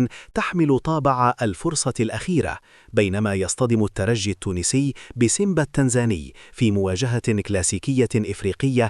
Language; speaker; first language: Arabic; native; Arabic